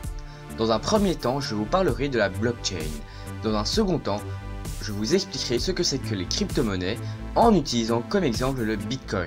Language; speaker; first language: French; native; French